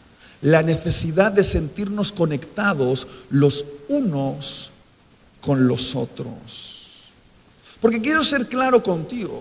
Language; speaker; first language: Spanish; native; Spanish